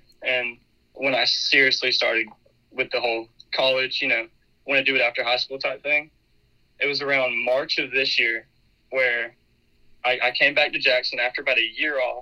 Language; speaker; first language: English; native; English